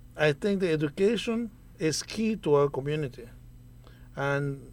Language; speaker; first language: English; non-native, fluent; Spanish